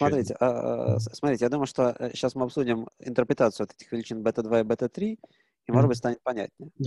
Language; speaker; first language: Russian; native; Russian